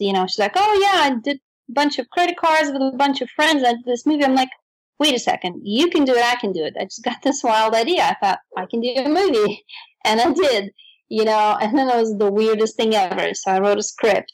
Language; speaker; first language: English; non-native, fluent; Russian